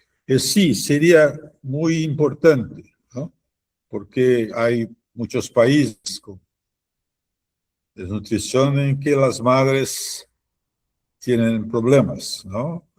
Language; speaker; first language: Spanish; non-native, fluent; Portuguese